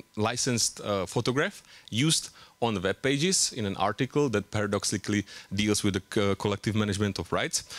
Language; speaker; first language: English; non-native, fluent; Czech